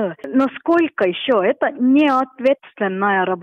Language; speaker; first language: Russian; non-native, local second language; Estonian